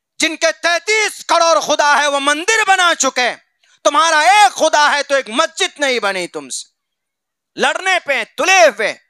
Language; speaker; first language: Hindi; native; Hindi